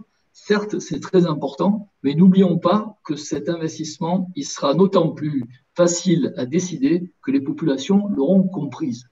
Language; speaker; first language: French; native; French